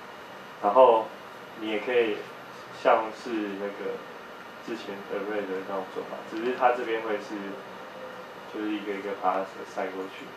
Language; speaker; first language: Chinese; native; Chinese